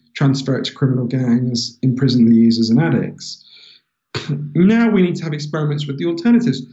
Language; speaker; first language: English; native; English